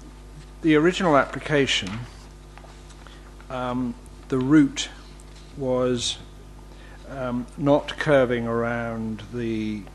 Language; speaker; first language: English; native; English